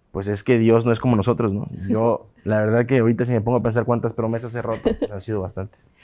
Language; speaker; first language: Spanish; native; Spanish